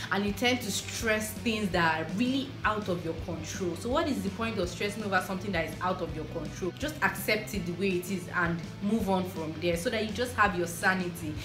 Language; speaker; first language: English; non-native, local second language; Igbo